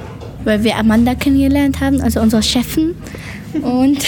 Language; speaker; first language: German; early bilingual, other home language; Arabic